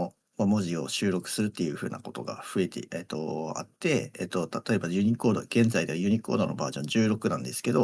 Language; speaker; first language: Japanese; native; Japanese